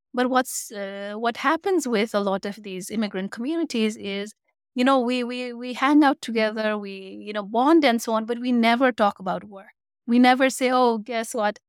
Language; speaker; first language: English; non-native, local second language; Nepali